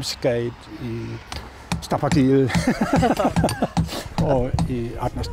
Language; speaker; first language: Icelandic; non-native, learner; German